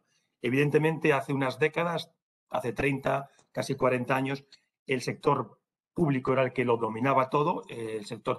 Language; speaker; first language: Spanish; native; Spanish